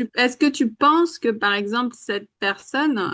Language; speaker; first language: French; non-native, fluent; Spanish